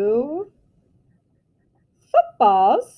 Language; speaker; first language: English; native; English